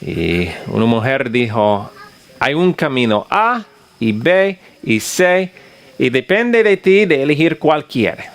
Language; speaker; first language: Spanish; non-native, fluent; English